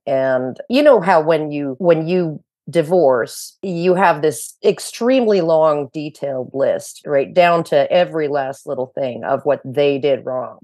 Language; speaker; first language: English; native; English